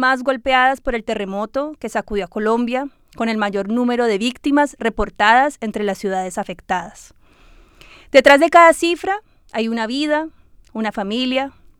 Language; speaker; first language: Spanish; native; Spanish